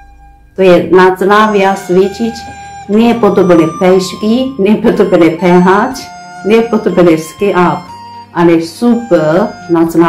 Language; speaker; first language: Czech; non-native, learner; Chinese